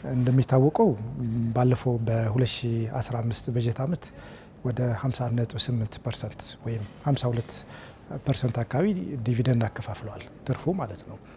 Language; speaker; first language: Amharic; native; Amharic